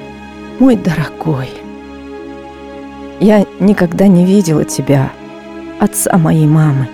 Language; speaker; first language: Russian; native; Russian